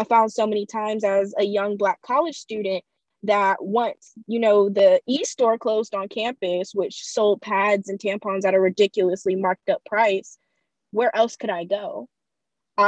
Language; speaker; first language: English; native; English